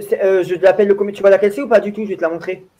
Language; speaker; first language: French; native; French